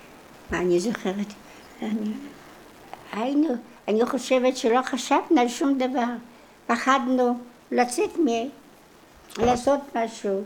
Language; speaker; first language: Hebrew; non-native, local second language; Polish